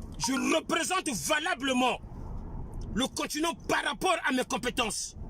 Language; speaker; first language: French; non-native, local second language; Lingala